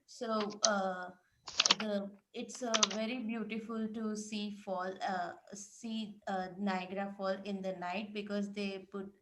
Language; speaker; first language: English; non-native, learner; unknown